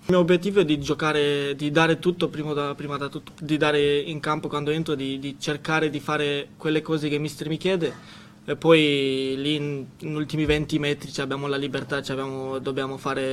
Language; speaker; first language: Italian; non-native, learner; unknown